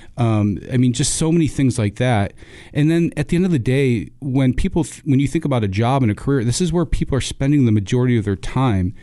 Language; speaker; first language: English; native; English